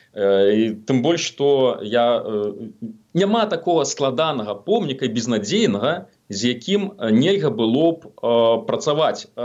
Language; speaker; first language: Belarusian; native; Belarusian